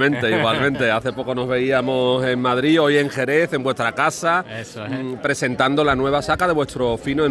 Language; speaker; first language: Spanish; native; Spanish